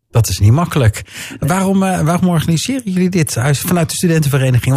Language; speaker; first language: Dutch; native; Dutch